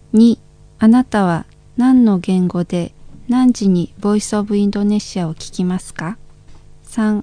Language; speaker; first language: Japanese; non-native, fluent; Indonesian